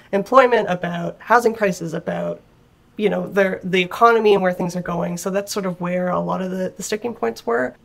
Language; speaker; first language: English; native; English